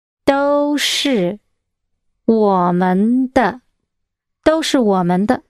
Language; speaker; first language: Chinese; non-native, learner; English